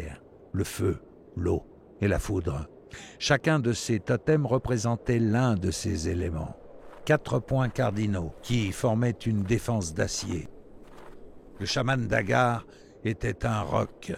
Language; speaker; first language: French; native; French